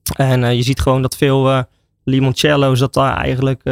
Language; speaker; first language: Dutch; native; Dutch